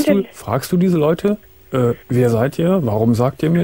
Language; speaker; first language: German; native; German